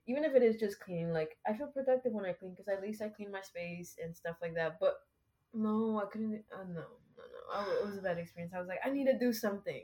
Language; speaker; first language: English; early bilingual, other home language; Spanish